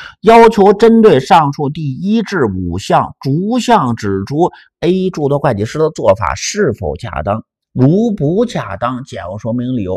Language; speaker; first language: Chinese; native; Chinese